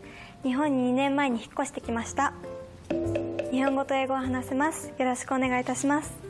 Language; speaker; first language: Japanese; non-native, fluent; English